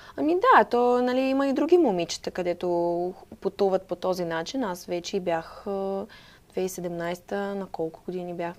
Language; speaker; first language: Bulgarian; non-native, fluent; Russian